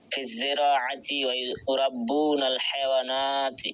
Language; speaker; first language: Arabic; non-native, learner; Bangla